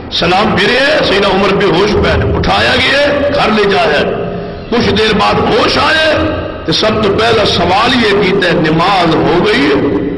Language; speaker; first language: Urdu; non-native, local second language; Punjabi